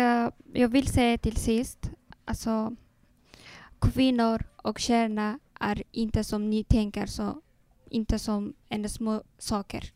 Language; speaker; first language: Swedish; non-native, learner; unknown